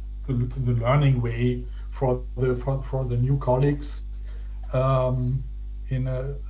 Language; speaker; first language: English; non-native, fluent; German